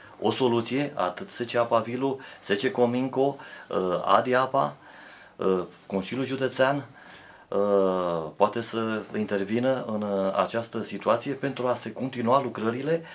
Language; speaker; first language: Romanian; native; Romanian